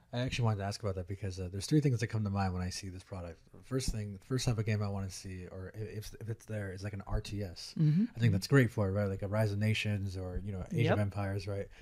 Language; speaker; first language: English; native; English